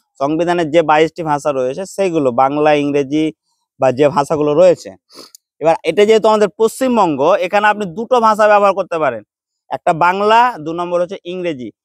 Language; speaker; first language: Bangla; native; Bangla